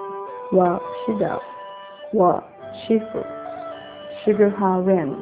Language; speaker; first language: Chinese; non-native, learner; English